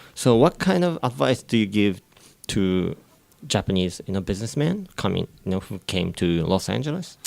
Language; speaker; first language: English; non-native, fluent; Japanese